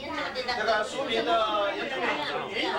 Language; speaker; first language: Chinese; non-native, local second language; Amis